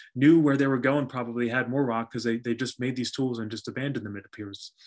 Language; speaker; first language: English; native; English